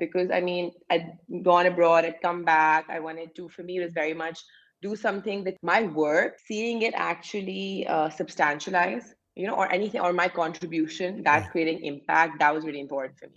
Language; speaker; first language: English; non-native, local second language; Urdu